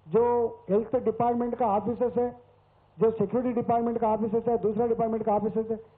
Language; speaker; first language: Hindi; non-native, local second language; Telugu